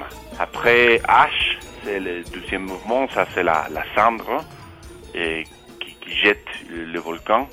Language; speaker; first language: French; non-native, fluent; Spanish